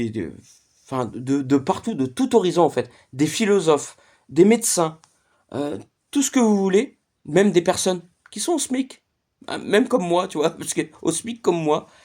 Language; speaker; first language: French; native; French